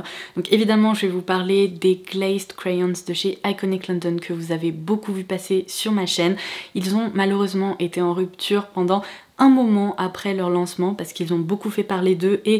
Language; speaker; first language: French; native; French